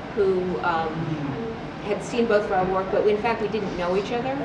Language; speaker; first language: English; native; English